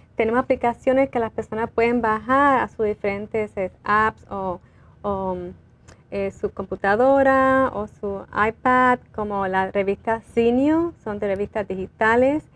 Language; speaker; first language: Spanish; native; Spanish